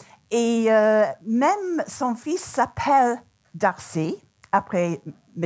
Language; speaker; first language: French; non-native, fluent; English